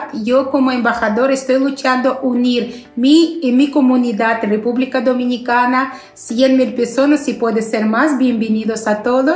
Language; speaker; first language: Spanish; non-native, fluent; Russian